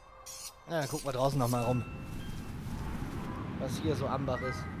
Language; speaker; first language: German; native; German